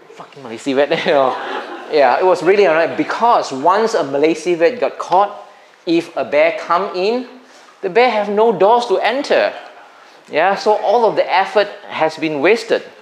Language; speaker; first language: English; non-native, local second language; Min Nan Chinese